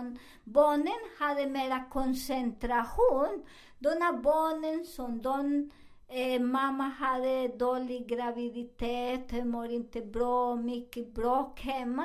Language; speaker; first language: Swedish; non-native, learner; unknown